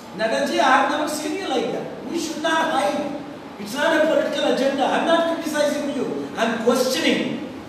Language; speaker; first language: English; non-native, local second language; Telugu